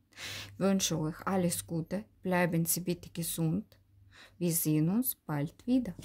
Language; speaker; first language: German; non-native, learner; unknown